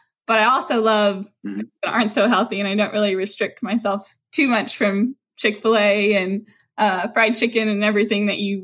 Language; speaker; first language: English; native; English